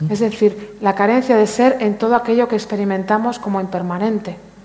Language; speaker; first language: Spanish; native; Spanish